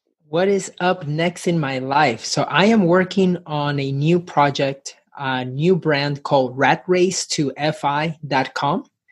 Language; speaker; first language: English; early bilingual, other home language; Spanish